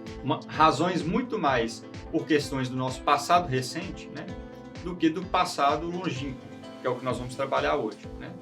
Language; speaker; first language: Portuguese; native; Portuguese